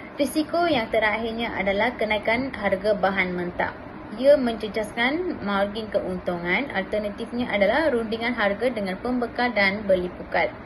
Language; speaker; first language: Malay; non-native, local second language; Tamil